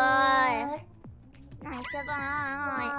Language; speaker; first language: Japanese; non-native, learner; Indonesian